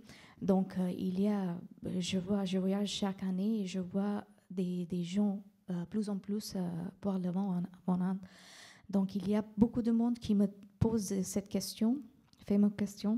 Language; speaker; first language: French; non-native, fluent; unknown